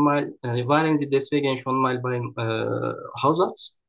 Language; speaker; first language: German; non-native, learner; Turkish